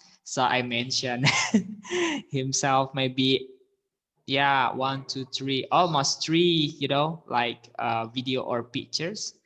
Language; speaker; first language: English; non-native, learner; Indonesian